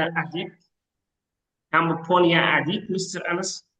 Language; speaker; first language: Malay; non-native, learner; Arabic